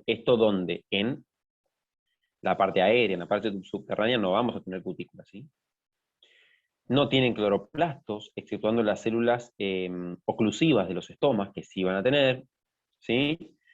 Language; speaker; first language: Spanish; native; Spanish